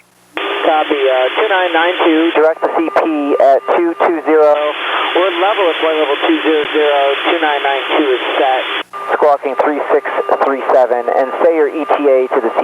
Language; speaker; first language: English; native; English